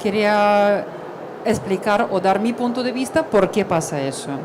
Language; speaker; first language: Spanish; non-native, fluent; Russian